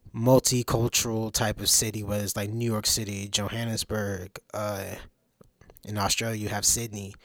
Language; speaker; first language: English; native; English